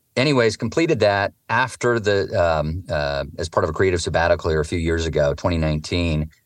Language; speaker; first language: English; native; English